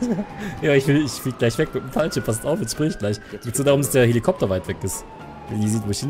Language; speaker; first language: German; native; German